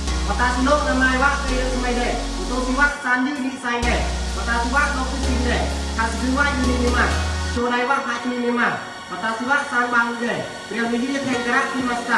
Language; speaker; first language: Japanese; non-native, learner; Khmer